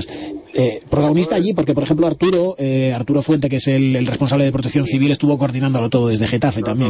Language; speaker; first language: Spanish; native; Spanish